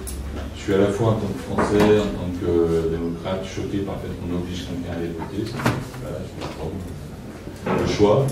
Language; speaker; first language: French; native; French